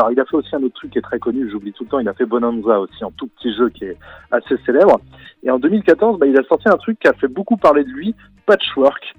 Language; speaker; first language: French; native; French